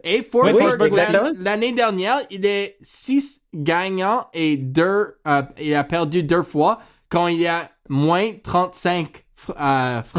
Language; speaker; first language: French; non-native, learner; English